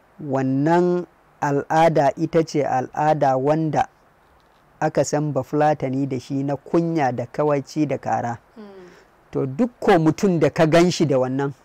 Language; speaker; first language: Hausa; non-native, local second language; Fula